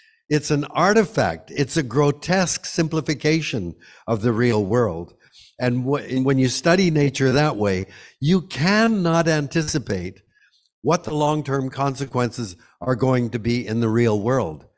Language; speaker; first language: English; native; English